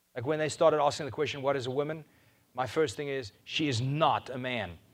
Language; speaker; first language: English; non-native, local second language; Afrikaans